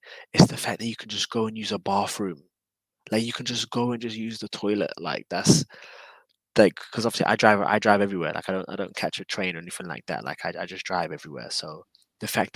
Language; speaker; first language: English; native; English